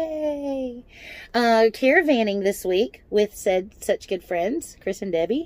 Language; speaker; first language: English; native; English